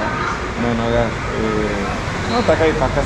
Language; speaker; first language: Russian; non-native, learner; Spanish